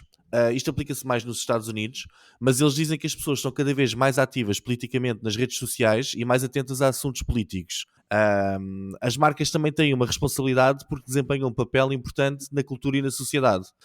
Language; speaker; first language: Portuguese; native; Portuguese